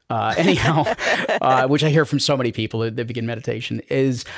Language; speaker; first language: English; native; English